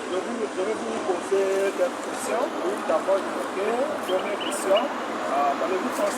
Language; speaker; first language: French; non-native, learner; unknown